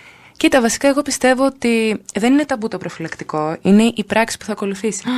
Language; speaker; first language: Greek; native; Greek